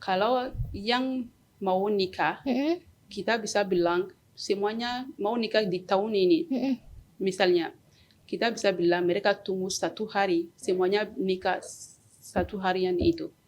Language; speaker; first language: Indonesian; non-native, learner; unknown